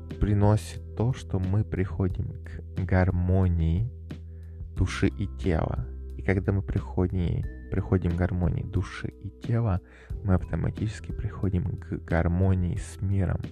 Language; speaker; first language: Russian; native; Russian